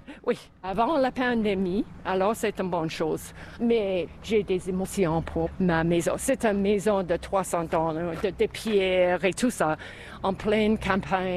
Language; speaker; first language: French; non-native, local second language; English